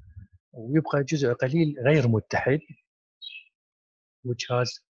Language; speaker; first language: Arabic; native; Arabic